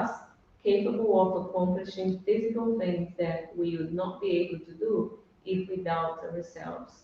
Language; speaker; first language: English; non-native, fluent; Portuguese